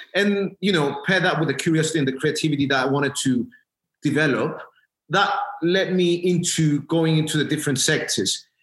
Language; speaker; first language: English; non-native, fluent; Greek